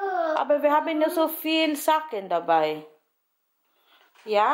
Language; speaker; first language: German; non-native, learner; Filipino